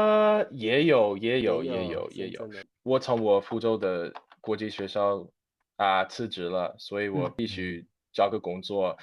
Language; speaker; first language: Chinese; non-native, fluent; English